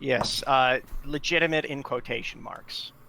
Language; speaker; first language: English; native; English